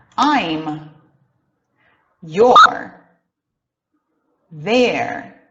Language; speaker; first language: English; non-native, fluent; Portuguese